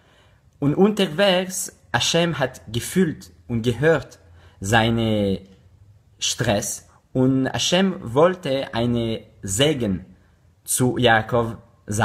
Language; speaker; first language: German; non-native, learner; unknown